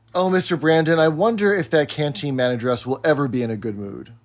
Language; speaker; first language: English; native; English